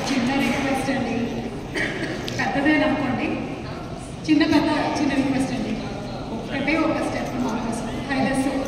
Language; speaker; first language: Telugu; native; Telugu